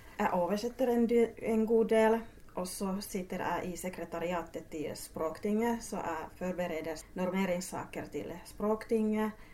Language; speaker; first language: Swedish; non-native, local second language; Finnish